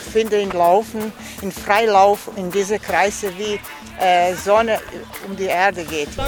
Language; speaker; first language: German; non-native, learner; Serbian